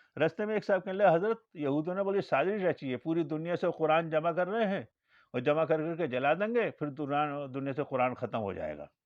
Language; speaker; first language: Urdu; native; Urdu